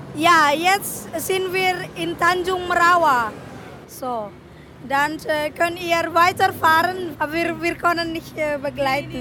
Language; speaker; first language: German; non-native, learner; Indonesian